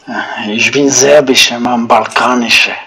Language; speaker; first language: German; non-native, learner; Serbian